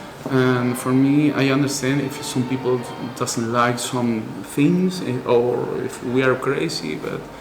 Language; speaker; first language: English; non-native, learner; Spanish